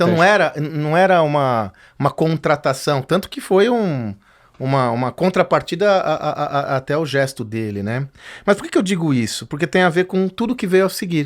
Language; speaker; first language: Portuguese; native; Portuguese